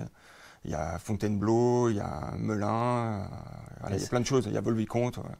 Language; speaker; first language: French; native; French